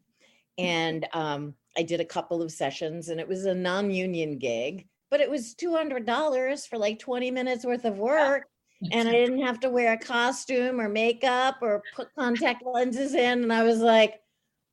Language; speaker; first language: English; native; English